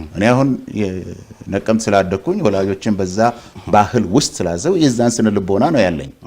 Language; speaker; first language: Amharic; non-native, local second language; Oromo